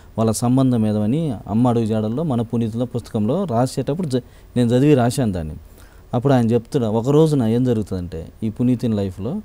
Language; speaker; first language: Telugu; native; Telugu